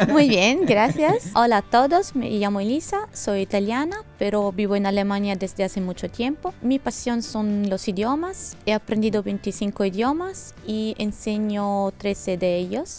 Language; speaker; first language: Spanish; non-native, fluent; Italian